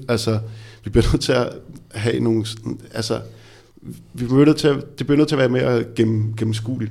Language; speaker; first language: Danish; native; Danish